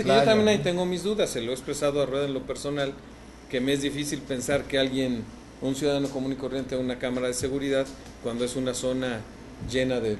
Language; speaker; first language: Spanish; native; Spanish